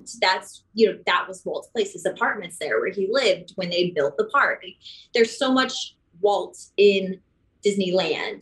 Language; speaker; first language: English; native; English